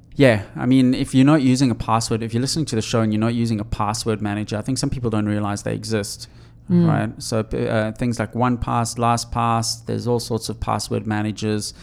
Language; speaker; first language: English; native; English